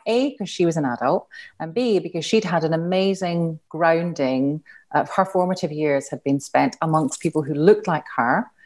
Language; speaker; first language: English; native; English